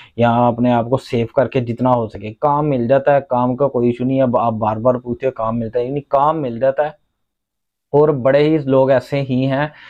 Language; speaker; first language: Urdu; non-native, local second language; Punjabi